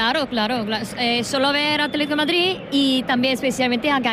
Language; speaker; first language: Spanish; non-native, learner; Korean